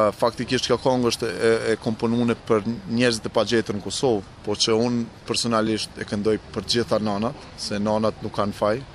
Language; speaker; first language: Albanian; non-native, local second language; Romany